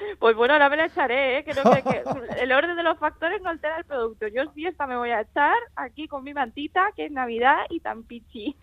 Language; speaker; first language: Spanish; early bilingual, other home language; Chinese